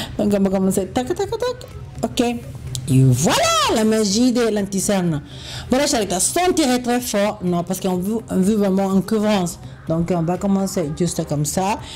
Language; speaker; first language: French; non-native, fluent; Spanish